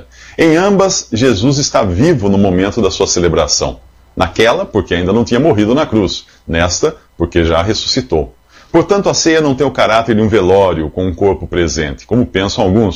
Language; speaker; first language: Portuguese; native; Portuguese